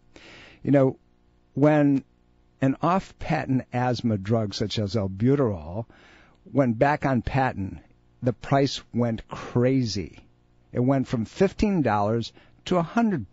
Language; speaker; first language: English; native; English